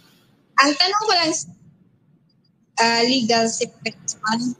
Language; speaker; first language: Filipino; non-native, local second language; Aklanon